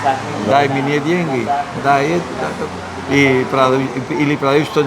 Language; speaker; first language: Russian; non-native, learner; Spanish